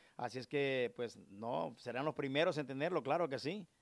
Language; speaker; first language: Spanish; native; Spanish